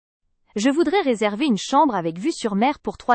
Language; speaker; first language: French; native; French